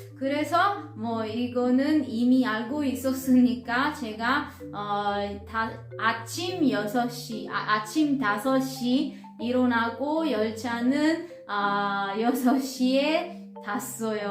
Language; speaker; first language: Korean; non-native, fluent; Italian